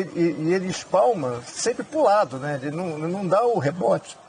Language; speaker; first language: Portuguese; native; Portuguese